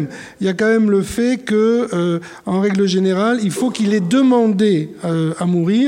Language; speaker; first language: French; native; French